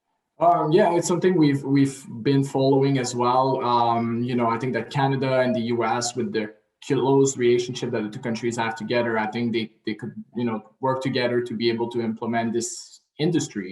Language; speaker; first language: English; non-native, local second language; French